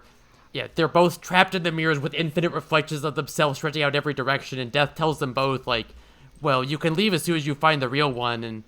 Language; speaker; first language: English; native; English